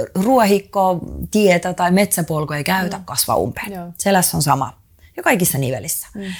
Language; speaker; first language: Finnish; non-native, fluent; Estonian